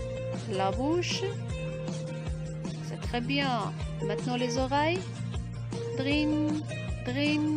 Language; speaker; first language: French; non-native, local second language; Arabic